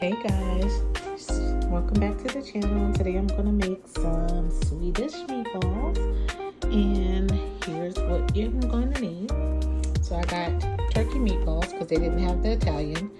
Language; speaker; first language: English; native; English